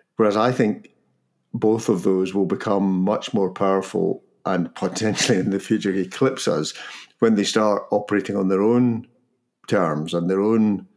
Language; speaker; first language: English; native; English